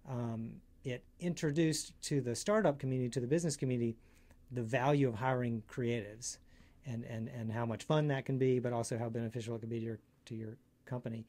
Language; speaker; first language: English; native; English